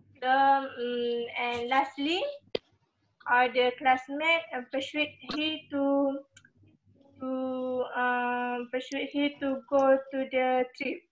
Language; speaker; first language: English; non-native, learner; Malay